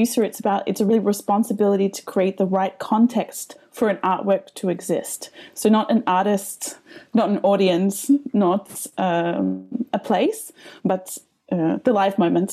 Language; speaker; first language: English; native; English